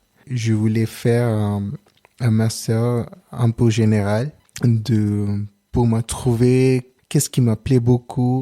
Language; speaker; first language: French; non-native, learner; Telugu